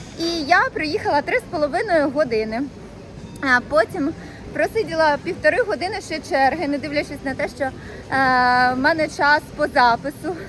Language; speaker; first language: Ukrainian; native; Ukrainian